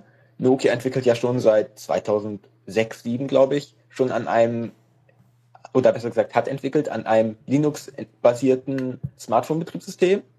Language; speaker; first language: German; native; German